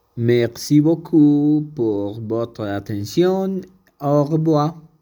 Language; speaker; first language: French; non-native, learner; Spanish